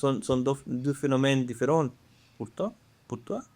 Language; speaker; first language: French; non-native, fluent; Spanish